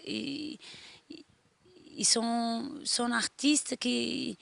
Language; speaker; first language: French; non-native, learner; Portuguese